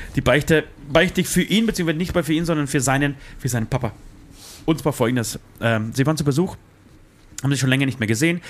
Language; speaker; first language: German; early bilingual, other home language; Polish